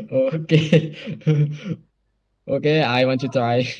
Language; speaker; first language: English; non-native, learner; Indonesian